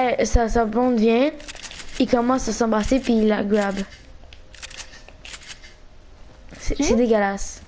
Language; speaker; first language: French; native; French